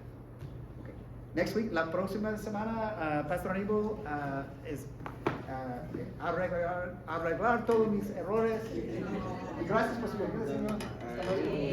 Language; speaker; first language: Spanish; non-native, learner; English